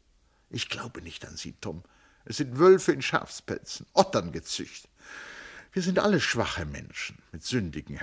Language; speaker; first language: German; native; German